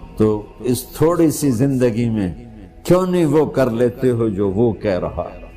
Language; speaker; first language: Urdu; native; Urdu